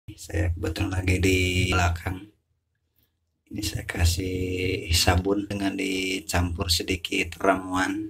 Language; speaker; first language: Indonesian; native; Indonesian